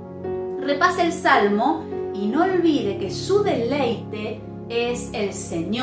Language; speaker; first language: Spanish; native; Spanish